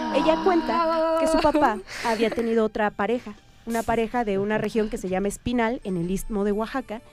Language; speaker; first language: Spanish; native; Spanish